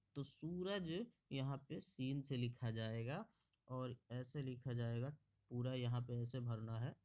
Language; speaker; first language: Hindi; native; Hindi